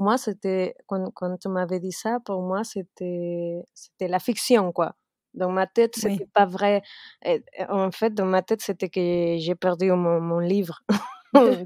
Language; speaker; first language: French; non-native, fluent; Spanish